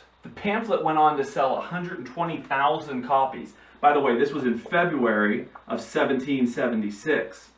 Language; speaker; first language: English; native; English